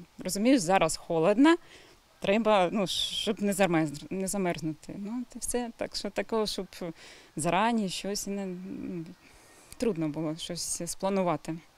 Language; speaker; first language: Ukrainian; non-native, local second language; Russian